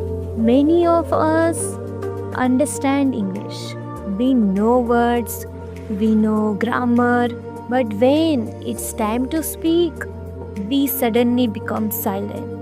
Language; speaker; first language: English; non-native, fluent; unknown